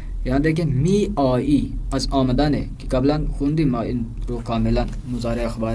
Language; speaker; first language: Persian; non-native, fluent; Urdu